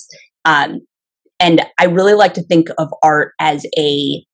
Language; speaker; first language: English; native; English